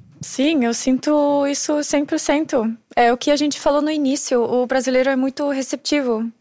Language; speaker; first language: Portuguese; non-native, fluent; German